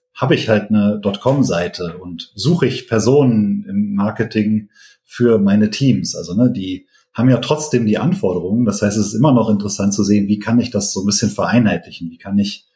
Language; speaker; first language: German; native; German